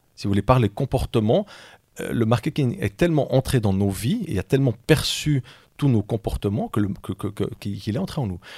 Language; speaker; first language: French; native; French